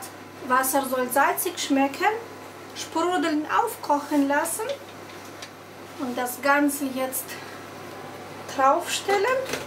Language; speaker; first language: German; non-native, fluent; Russian